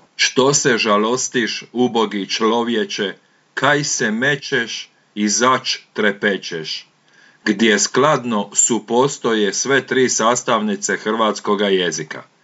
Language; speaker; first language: Croatian; native; Croatian